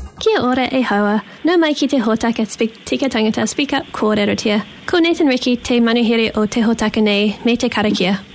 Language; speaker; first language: Māori; non-native, local second language; English